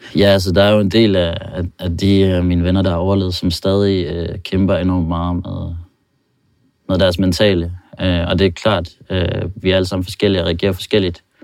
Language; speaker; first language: Danish; non-native, fluent; Norwegian